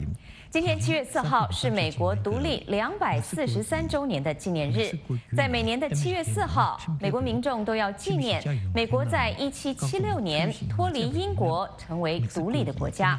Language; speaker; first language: Chinese; native; Chinese